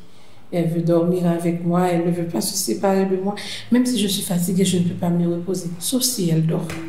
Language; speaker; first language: French; non-native, local second language; Haitian Creole